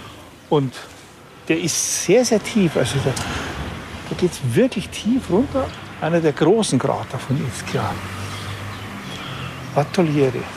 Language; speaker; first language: German; native; German